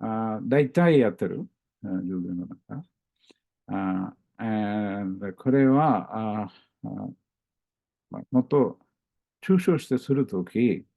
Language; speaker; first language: Japanese; non-native, learner; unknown